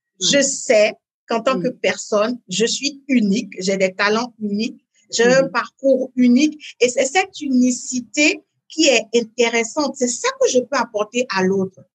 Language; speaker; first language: French; native; French